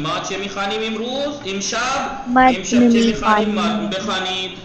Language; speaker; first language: Persian; non-native, fluent; Urdu